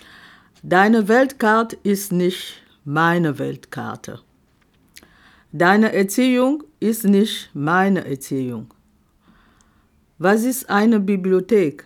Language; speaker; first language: German; non-native, fluent; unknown